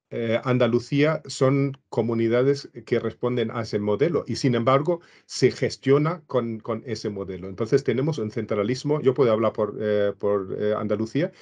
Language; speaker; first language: Spanish; non-native, fluent; German